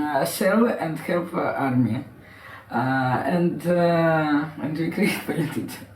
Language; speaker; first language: English; non-native, learner; Ukrainian